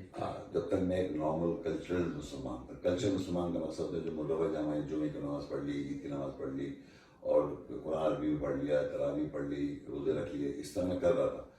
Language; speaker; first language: Urdu; native; Urdu